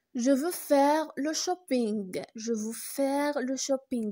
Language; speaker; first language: French; non-native, local second language; Arabic